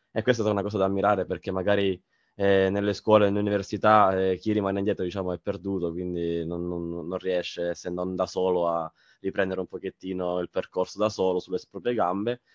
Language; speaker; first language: Italian; native; Italian